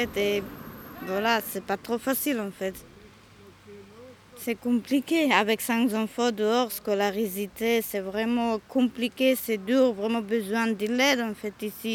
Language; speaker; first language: French; non-native, learner; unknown